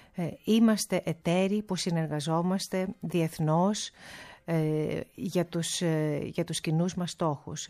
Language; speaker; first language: Greek; early bilingual, heritage; Greek